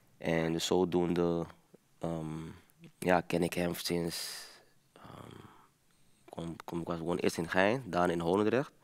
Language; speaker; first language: Dutch; early bilingual, other home language; Papiamento